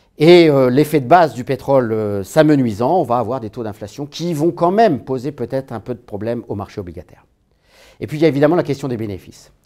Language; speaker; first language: French; native; French